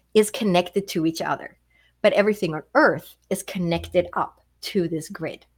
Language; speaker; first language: English; non-native, fluent; Swedish